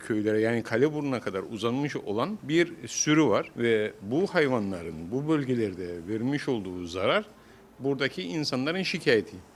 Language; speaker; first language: Turkish; native; Turkish